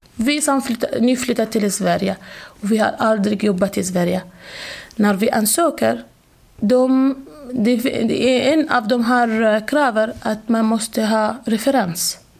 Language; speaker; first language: Swedish; non-native, fluent; Arabic